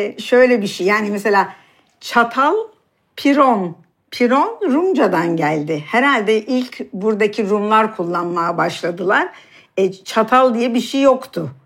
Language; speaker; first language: Turkish; native; Turkish